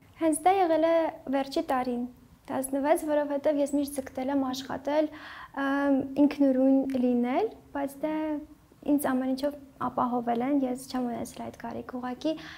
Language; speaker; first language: Armenian; early bilingual, heritage; Armenian